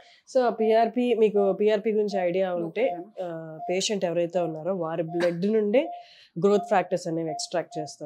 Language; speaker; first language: Telugu; native; Telugu